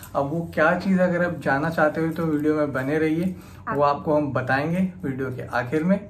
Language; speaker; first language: Hindi; native; Hindi